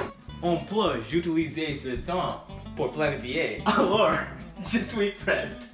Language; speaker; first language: French; non-native, learner; English